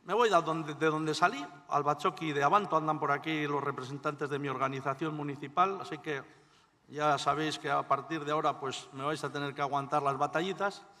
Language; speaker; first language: Spanish; native; Spanish